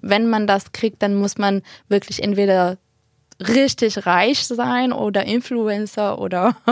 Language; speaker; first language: German; non-native, fluent; Arabic